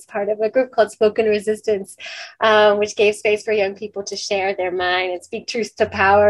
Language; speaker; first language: English; native; English